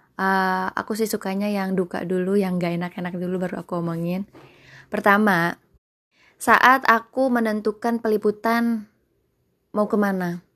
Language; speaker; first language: Indonesian; non-native, local second language; Sundanese